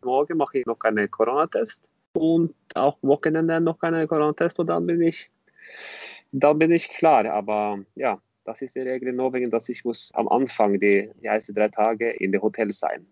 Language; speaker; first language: German; non-native, fluent; Norwegian